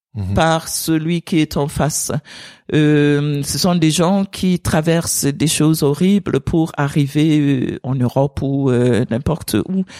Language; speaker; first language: French; non-native, fluent; English